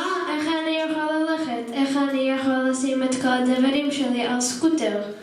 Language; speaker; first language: Hebrew; non-native, learner; English